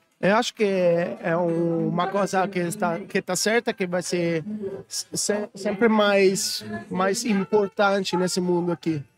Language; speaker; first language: Portuguese; non-native, learner; Italian